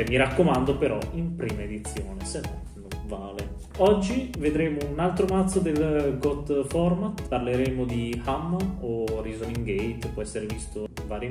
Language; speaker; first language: Italian; native; Italian